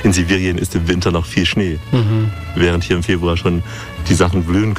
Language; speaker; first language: German; native; German